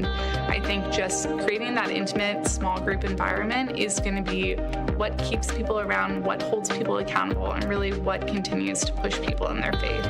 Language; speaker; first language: English; native; English